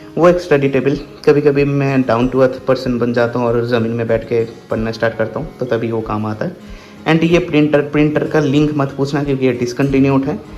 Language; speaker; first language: Hindi; non-native, local second language; Bangla